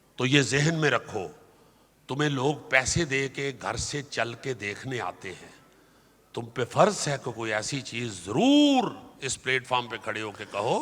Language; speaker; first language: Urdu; non-native, local second language; Punjabi